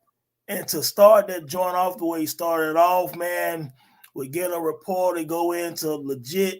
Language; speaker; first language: English; native; English